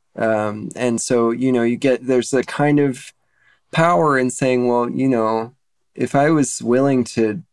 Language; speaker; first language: English; early bilingual, other home language; Russian